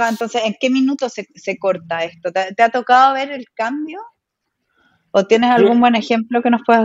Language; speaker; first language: Spanish; native; Spanish